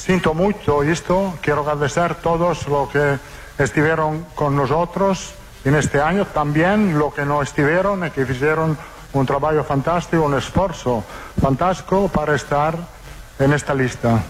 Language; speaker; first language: Portuguese; non-native, fluent; Italian